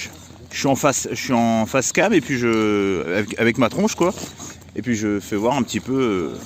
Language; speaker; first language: French; native; French